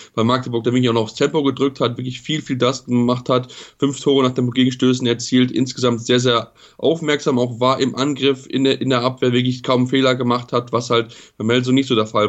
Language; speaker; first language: German; native; German